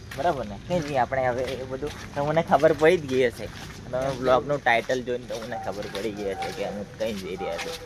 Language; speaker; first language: Gujarati; non-native, local second language; Rathawi